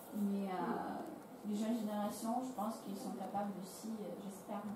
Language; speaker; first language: French; non-native, fluent; Ukrainian